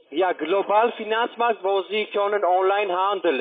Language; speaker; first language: German; non-native, learner; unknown